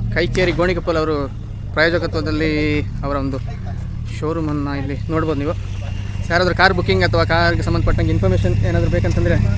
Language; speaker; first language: Kannada; non-native, local second language; Kodava